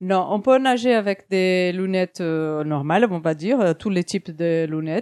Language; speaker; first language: French; non-native, fluent; Portuguese